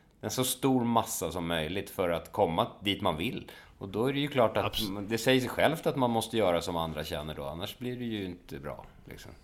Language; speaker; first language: Swedish; native; Swedish